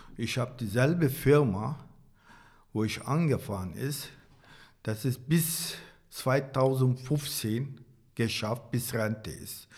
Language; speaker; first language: German; non-native, learner; Turkish